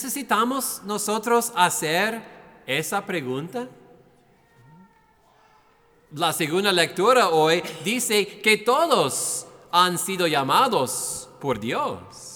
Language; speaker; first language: Spanish; non-native, fluent; English